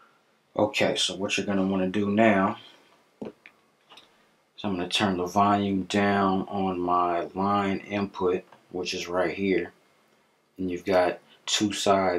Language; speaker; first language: English; native; English